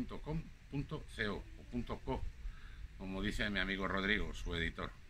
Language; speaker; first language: Spanish; native; Spanish